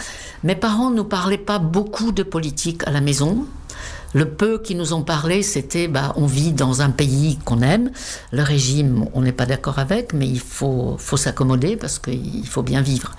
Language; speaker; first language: French; non-native, fluent; Czech